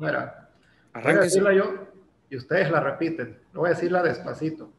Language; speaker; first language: Spanish; native; Spanish